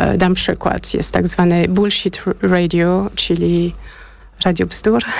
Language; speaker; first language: Polish; early bilingual, heritage; Polish